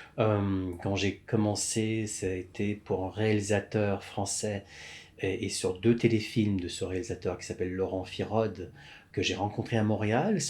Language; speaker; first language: French; native; French